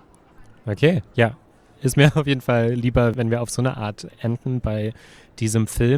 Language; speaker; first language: German; native; German